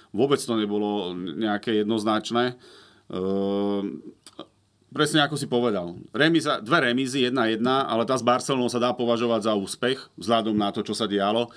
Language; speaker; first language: Slovak; native; Slovak